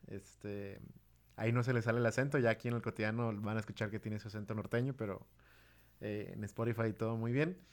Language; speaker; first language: Spanish; native; Spanish